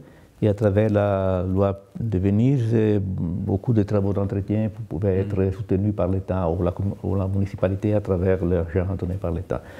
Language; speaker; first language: French; non-native, fluent; Italian